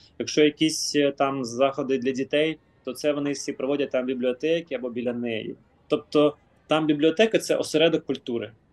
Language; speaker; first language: Ukrainian; non-native, local second language; Russian